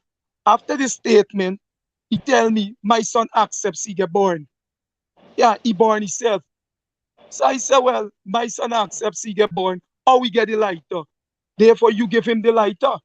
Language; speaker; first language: English; native; English